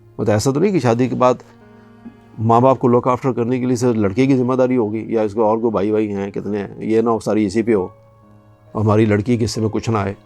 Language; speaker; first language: Urdu; native; Urdu